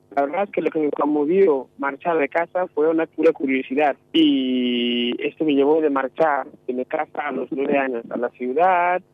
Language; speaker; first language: Spanish; non-native, fluent; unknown